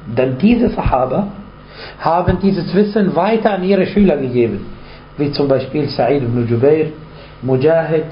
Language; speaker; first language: German; non-native, fluent; Arabic